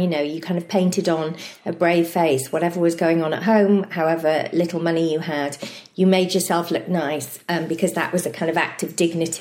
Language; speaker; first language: English; native; English